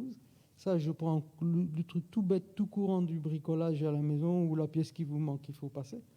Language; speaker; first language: French; native; French